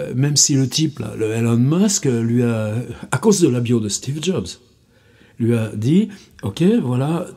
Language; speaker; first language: French; native; French